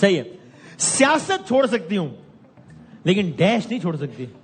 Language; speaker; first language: Urdu; native; Urdu